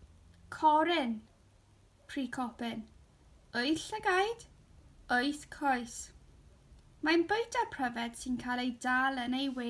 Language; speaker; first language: Welsh; non-native, local second language; English